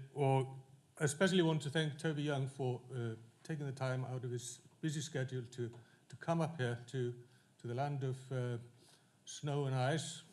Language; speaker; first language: English; non-native, fluent; Icelandic